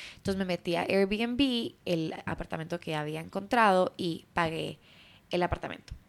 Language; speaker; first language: Spanish; early bilingual, heritage; Spanish